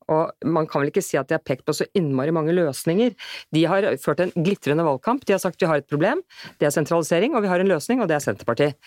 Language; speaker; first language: Norwegian; native; Norwegian